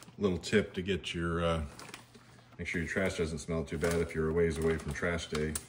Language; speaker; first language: English; native; English